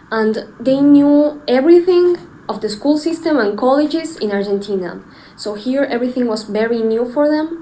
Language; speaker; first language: English; non-native, fluent; Spanish